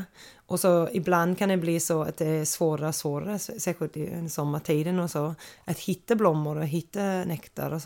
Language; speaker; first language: Swedish; non-native, fluent; English